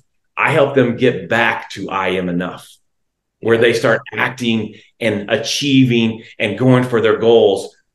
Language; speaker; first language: English; native; English